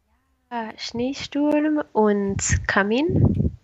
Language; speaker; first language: German; non-native, learner; Spanish